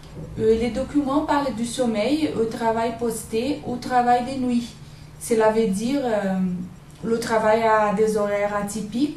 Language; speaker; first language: French; non-native, learner; Portuguese